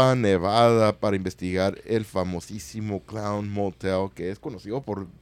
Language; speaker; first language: Spanish; native; Spanish